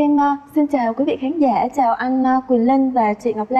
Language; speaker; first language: Vietnamese; native; Vietnamese